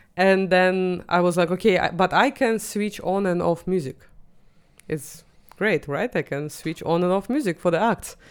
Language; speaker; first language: English; non-native, fluent; Russian